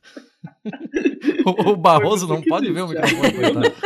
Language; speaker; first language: Portuguese; native; Portuguese